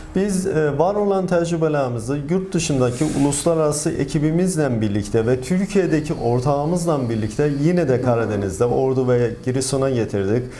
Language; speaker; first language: Turkish; non-native, fluent; Persian